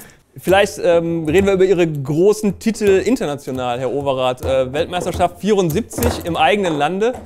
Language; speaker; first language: German; native; German